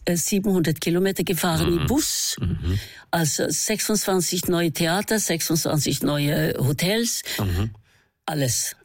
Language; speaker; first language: German; non-native, fluent; Norwegian